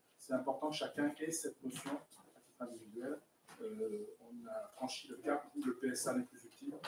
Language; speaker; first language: French; native; French